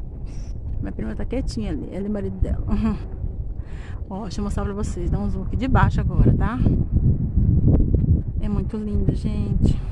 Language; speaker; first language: Portuguese; native; Portuguese